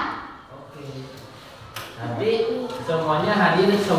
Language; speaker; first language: Indonesian; native; Indonesian